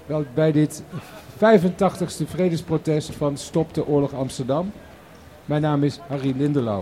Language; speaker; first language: Dutch; native; Dutch